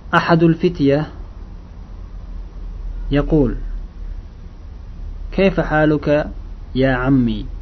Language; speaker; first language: Arabic; non-native, fluent; Uzbek